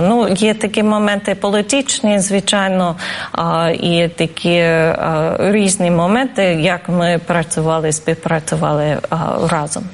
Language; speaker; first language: Ukrainian; non-native, fluent; English